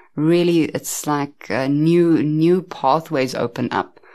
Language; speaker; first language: English; native; English